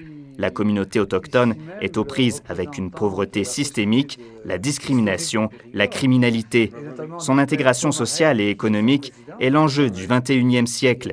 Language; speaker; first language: French; native; French